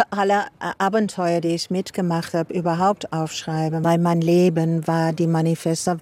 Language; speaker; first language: German; non-native, fluent; Dutch